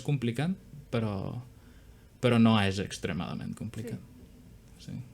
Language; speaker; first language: Catalan; non-native, learner; Spanish